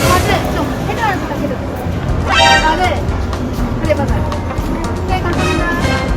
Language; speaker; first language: Korean; non-native, learner; English